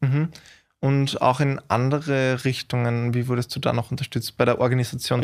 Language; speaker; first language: German; native; German